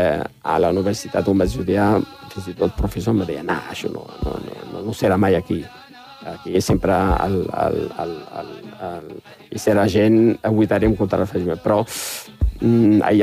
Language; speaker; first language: Catalan; non-native, fluent; Riffian